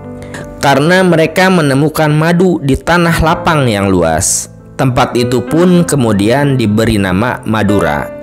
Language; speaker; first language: Indonesian; native; Indonesian